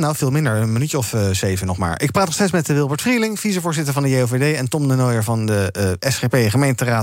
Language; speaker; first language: Dutch; native; Dutch